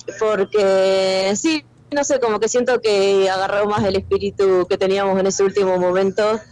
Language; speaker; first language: Spanish; native; Spanish